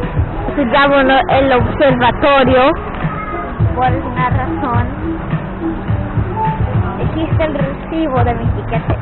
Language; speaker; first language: Spanish; early bilingual, heritage; English